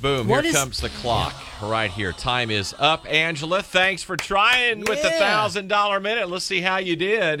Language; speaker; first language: English; native; English